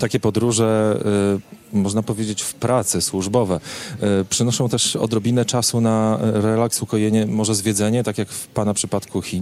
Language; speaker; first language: Polish; native; Polish